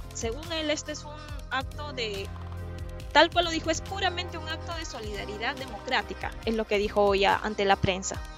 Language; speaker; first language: Spanish; native; Spanish